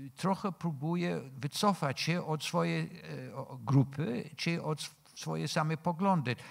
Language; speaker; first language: Polish; non-native, fluent; English